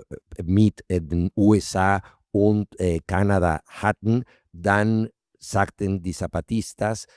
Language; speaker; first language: German; non-native, fluent; Spanish